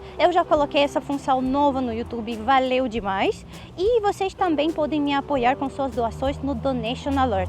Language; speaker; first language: Portuguese; non-native, fluent; Russian